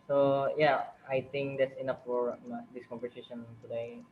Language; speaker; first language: English; non-native, learner; Indonesian